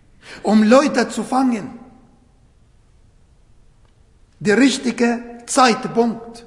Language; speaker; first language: German; non-native, learner; Arabic